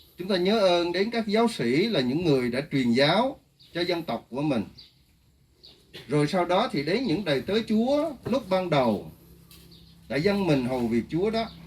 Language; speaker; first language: Vietnamese; non-native, local second language; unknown